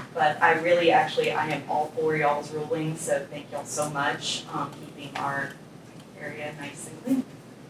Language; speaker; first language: English; native; English